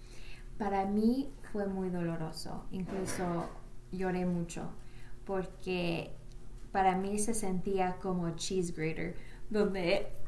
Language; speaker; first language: Spanish; early bilingual, heritage; Spanish